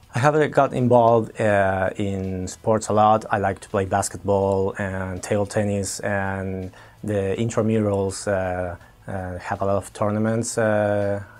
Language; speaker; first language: English; non-native, fluent; Spanish